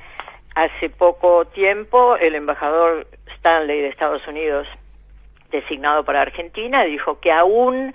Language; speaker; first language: Spanish; native; Spanish